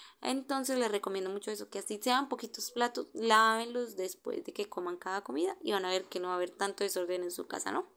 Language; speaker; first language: Spanish; native; Spanish